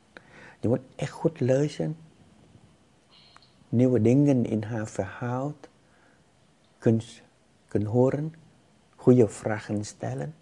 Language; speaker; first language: Dutch; non-native, fluent; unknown